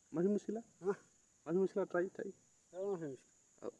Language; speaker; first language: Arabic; non-native, learner; Bangla